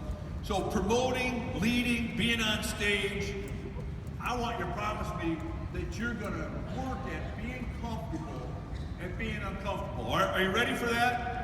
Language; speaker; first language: English; native; English